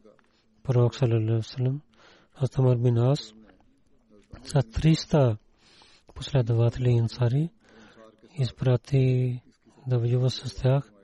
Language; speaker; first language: Bulgarian; non-native, learner; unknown